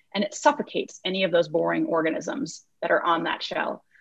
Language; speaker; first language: English; native; English